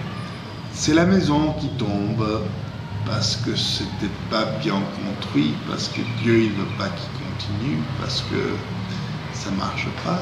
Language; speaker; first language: French; non-native, fluent; Spanish